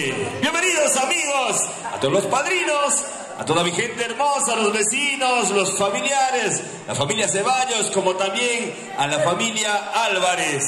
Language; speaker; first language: Spanish; native; Spanish